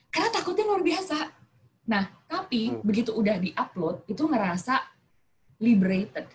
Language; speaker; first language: Malay; non-native, local second language; Javanese